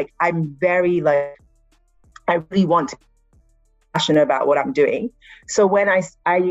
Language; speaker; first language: English; native; English